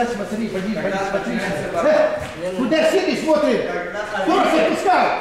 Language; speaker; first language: Russian; native; Russian